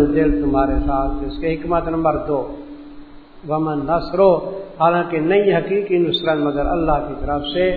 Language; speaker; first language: Urdu; non-native, local second language; Punjabi